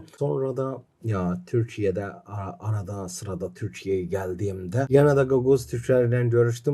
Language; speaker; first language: Turkish; non-native, fluent; Azerbaijani